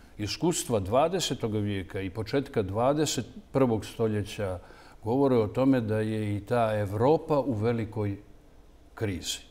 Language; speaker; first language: Serbian; native; Serbian